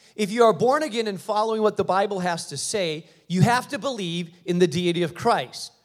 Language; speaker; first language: English; early bilingual, other home language; Spanish